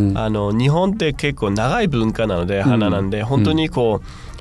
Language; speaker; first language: Japanese; non-native, fluent; Danish